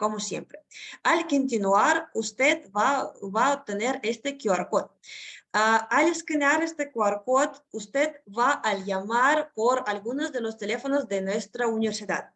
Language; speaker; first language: Spanish; non-native, fluent; Russian